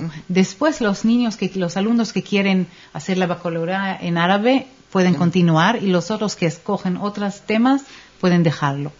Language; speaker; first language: Spanish; non-native, fluent; Hebrew